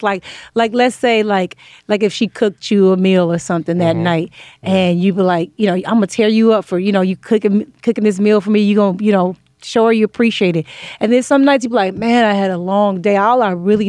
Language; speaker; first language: English; native; English